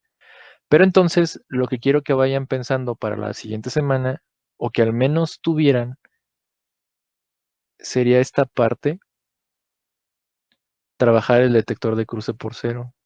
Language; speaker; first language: Spanish; native; Spanish